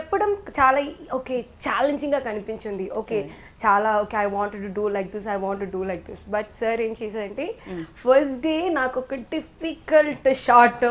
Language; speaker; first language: Telugu; non-native, learner; Malayalam